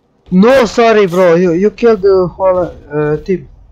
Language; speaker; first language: English; non-native, learner; Serbian